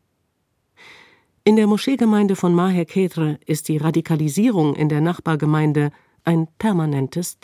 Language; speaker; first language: German; native; German